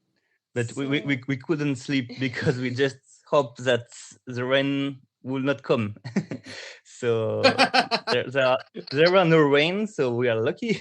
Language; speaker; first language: English; non-native, learner; French